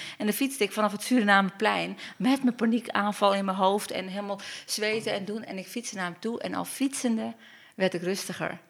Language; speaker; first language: Dutch; early bilingual, other home language; Turkish